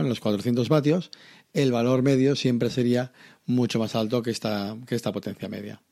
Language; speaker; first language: Spanish; native; Spanish